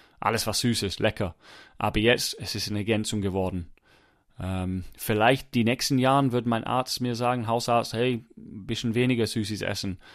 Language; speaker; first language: German; non-native, fluent; English